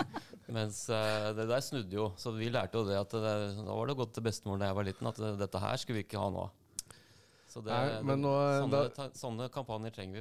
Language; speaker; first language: Norwegian; native; Norwegian